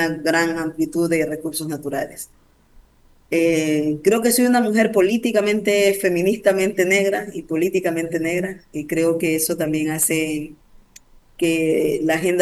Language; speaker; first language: Spanish; native; Spanish